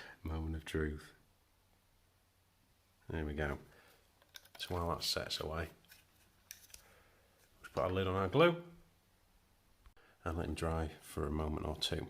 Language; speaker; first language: English; native; English